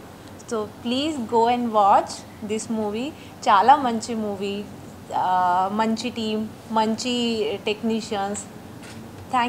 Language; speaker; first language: Telugu; non-native, learner; Hindi